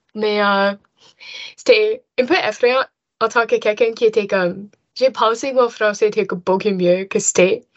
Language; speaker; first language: French; non-native, local second language; English